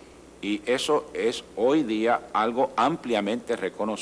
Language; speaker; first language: Spanish; native; Spanish